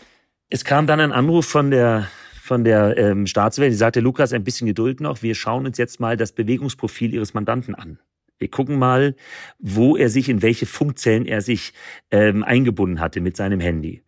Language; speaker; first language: German; native; German